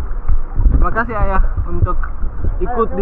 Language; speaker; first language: Indonesian; non-native, learner; Malayalam